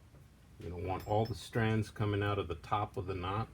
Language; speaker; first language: English; native; English